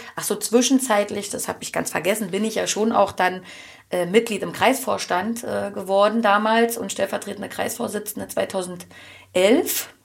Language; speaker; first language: German; native; German